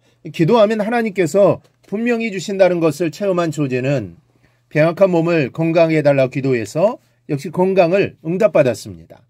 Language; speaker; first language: Korean; native; Korean